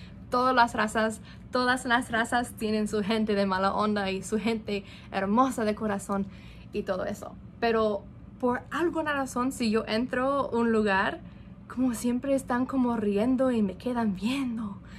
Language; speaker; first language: Spanish; non-native, fluent; English